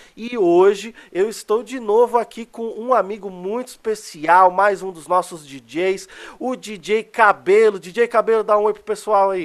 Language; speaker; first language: Portuguese; native; Portuguese